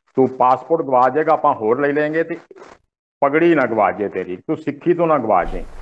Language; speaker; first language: Punjabi; native; Punjabi